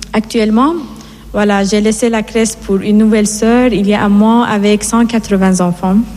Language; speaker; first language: French; non-native, fluent; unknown